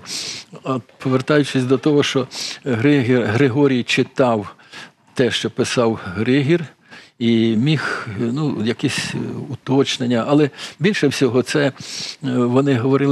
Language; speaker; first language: Ukrainian; native; Ukrainian